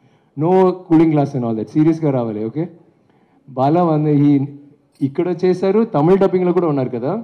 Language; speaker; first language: Telugu; non-native, learner; Tamil